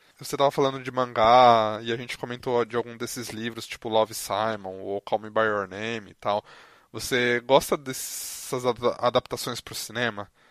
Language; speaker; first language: Portuguese; native; Portuguese